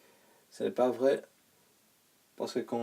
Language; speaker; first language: French; non-native, learner; English